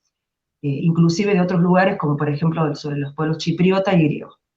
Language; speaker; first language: Spanish; native; Spanish